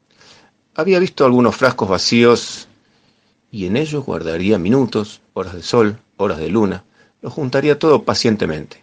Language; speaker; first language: Spanish; native; Spanish